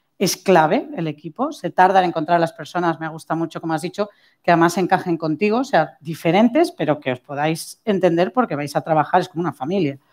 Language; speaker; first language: Spanish; native; Spanish